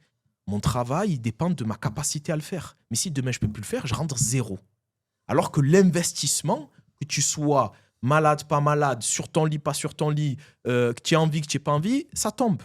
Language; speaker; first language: French; native; French